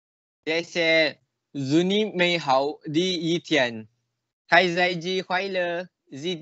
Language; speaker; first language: Chinese; non-native, learner; Malay